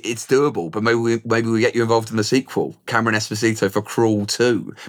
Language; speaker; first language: English; native; English